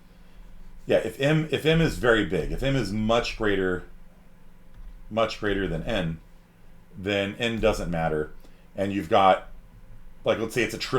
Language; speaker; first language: English; native; English